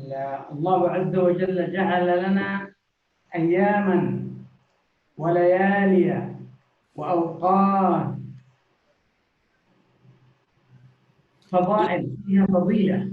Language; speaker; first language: Arabic; native; Arabic